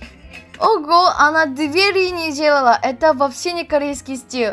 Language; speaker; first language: Russian; non-native, learner; Korean